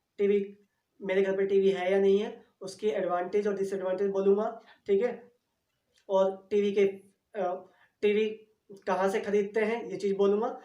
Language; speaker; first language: Hindi; native; Hindi